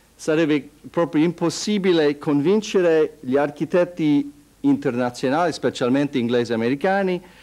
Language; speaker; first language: Italian; non-native, fluent; English